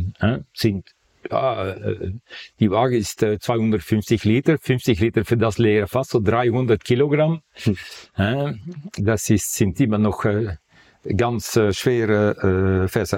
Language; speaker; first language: German; non-native, fluent; Dutch